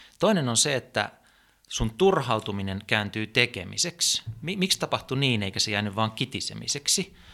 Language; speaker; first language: Finnish; native; Finnish